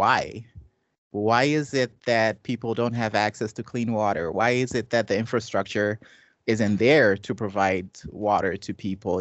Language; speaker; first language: English; non-native, local second language; Shona